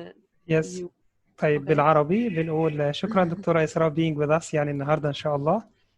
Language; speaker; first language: Arabic; native; Arabic